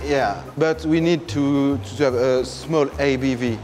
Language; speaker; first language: English; non-native, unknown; French